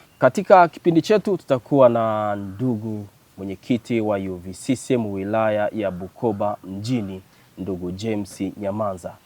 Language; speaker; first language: Swahili; native; Swahili